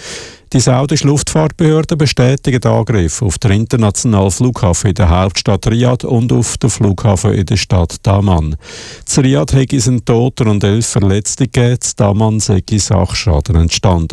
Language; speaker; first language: German; native; German